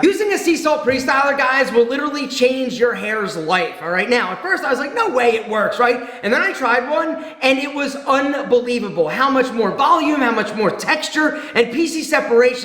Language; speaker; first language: English; native; English